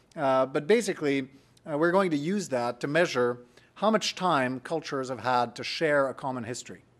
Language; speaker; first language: English; non-native, fluent; French